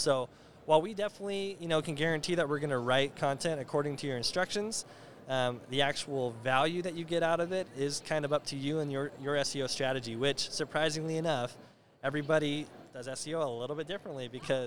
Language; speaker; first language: English; native; English